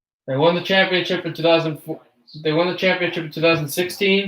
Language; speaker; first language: English; native; English